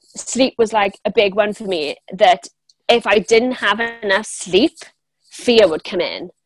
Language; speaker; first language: English; native; English